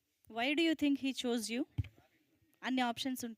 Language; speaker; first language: Telugu; native; Telugu